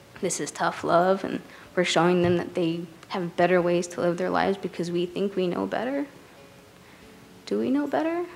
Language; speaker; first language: English; native; English